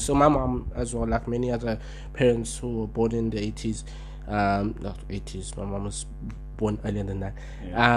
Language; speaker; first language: English; non-native, local second language; Xhosa